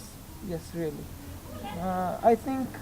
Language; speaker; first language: English; non-native, learner; Persian